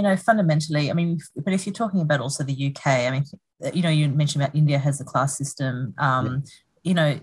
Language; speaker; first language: English; native; English